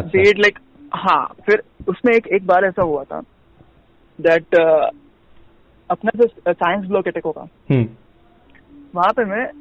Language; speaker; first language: Hindi; non-native, local second language; Gujarati